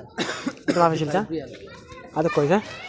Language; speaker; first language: Arabic; non-native, learner; Bangla